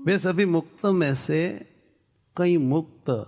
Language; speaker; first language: Hindi; non-native, local second language; Gujarati